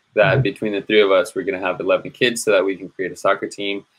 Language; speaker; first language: English; native; English